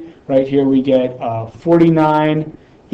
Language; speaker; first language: English; native; English